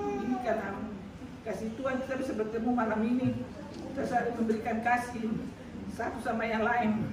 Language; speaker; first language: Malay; non-native, local second language; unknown